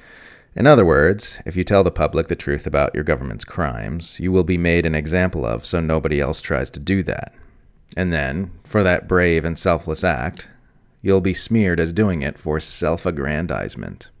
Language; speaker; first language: English; native; English